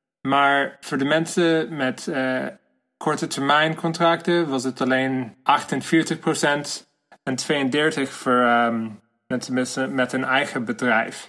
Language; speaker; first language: Dutch; non-native, learner; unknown